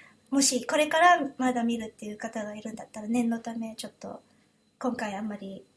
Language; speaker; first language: Japanese; early bilingual, heritage; Japanese